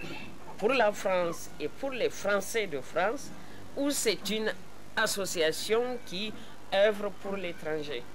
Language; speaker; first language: French; non-native, local second language; Hausa